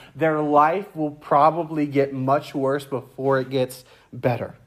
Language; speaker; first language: English; native; English